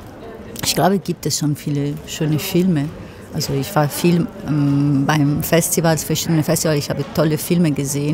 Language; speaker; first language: German; non-native, fluent; Italian